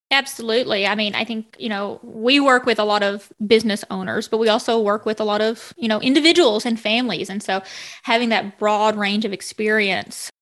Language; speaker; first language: English; native; English